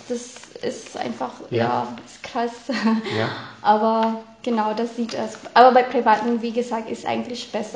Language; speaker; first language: German; non-native, fluent; Filipino